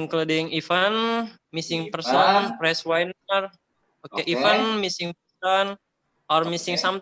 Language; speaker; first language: English; non-native, learner; Indonesian